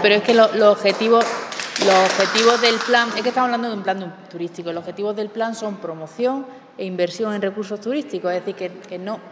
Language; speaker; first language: Spanish; native; Spanish